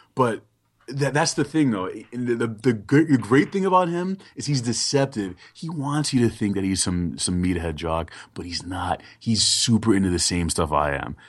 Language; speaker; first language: English; early bilingual, other home language; Haitian Creole